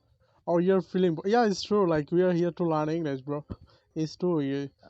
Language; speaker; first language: English; non-native, learner; Bangla